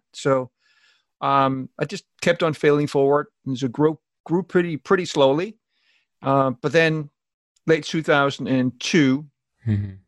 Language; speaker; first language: English; non-native, fluent; Danish